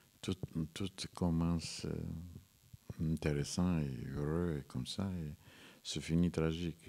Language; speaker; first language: French; non-native, fluent; Romanian